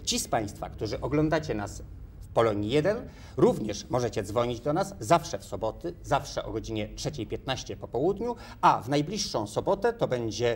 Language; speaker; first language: Polish; native; Polish